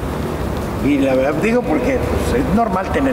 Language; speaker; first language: Spanish; native; Spanish